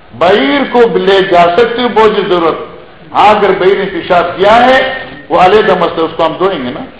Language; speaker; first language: Urdu; non-native, local second language; Northern Hindko